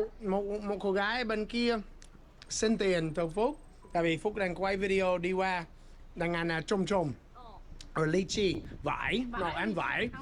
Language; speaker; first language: Vietnamese; non-native, fluent; English